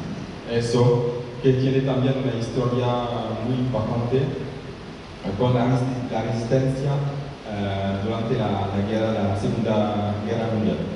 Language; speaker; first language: Spanish; non-native, learner; French